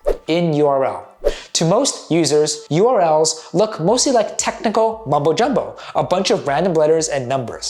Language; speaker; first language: English; native; English